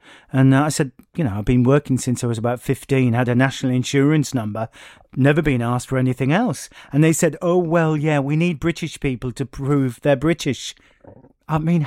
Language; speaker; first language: English; native; English